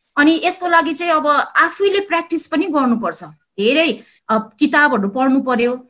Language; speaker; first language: Nepali; native; Nepali